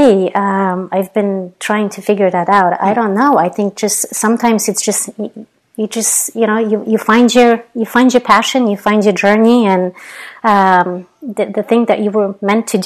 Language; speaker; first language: English; non-native, fluent; Polish